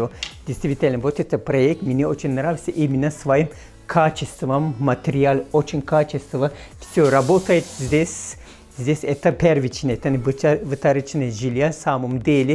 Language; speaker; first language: Russian; non-native, fluent; Turkish